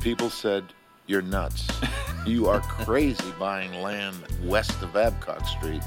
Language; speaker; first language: English; early bilingual, other home language; Spanish